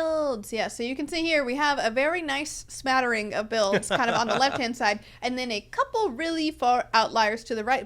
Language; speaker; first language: English; native; English